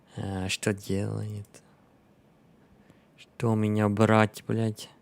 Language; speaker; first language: Russian; non-native, learner; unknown